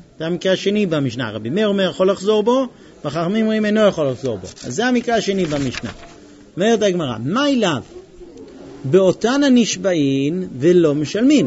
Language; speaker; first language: Hebrew; non-native, fluent; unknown